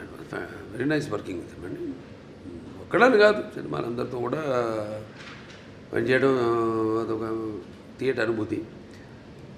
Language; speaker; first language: Telugu; native; Telugu